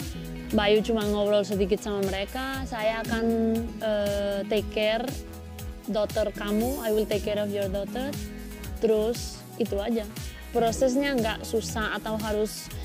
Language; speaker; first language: Indonesian; non-native, fluent; Spanish